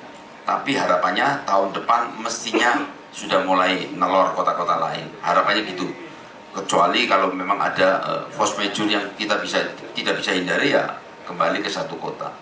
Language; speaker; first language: Indonesian; native; Indonesian